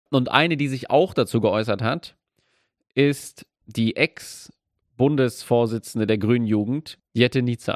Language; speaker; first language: German; native; German